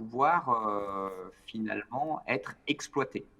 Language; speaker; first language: French; native; French